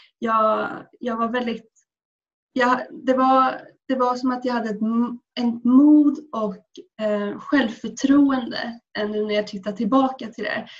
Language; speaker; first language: Swedish; early bilingual, other home language; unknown